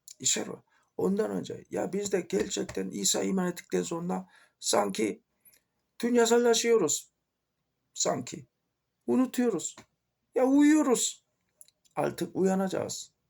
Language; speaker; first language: Turkish; non-native, fluent; Korean